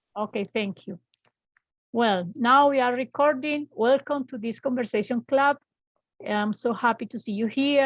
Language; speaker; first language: English; non-native, fluent; Spanish